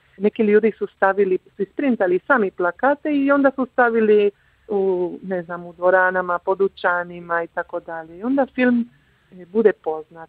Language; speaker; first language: Croatian; early bilingual, heritage; Croatian